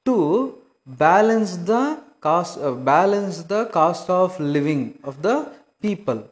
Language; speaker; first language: English; non-native, local second language; Kannada